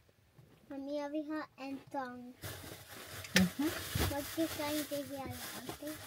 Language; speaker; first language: Swedish; early bilingual, other home language; Mongolian